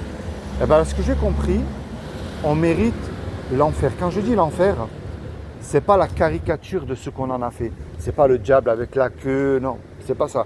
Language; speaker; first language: French; native; French